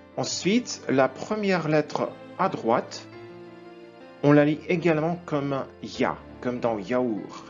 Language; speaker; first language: French; non-native, fluent; Ukrainian